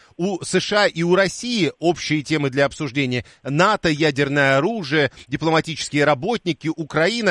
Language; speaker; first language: Russian; native; Russian